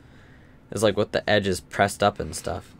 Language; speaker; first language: English; native; English